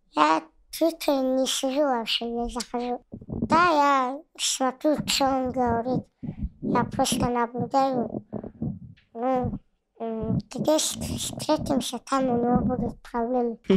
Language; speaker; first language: Russian; non-native, local second language; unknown